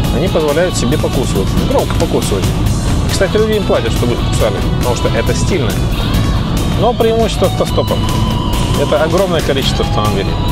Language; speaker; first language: Russian; native; Russian